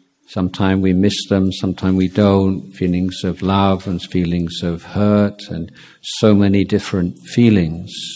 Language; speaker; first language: English; native; English